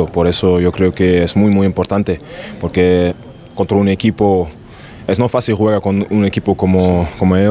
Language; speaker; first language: Spanish; non-native, learner; German